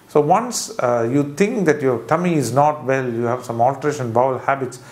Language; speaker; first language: English; non-native, local second language; Malayalam